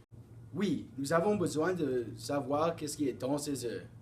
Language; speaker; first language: French; non-native, learner; English